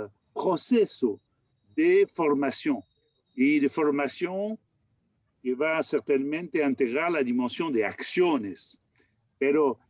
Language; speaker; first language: Spanish; non-native, learner; French